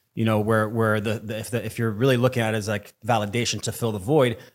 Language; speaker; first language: English; early bilingual, other home language; Portuguese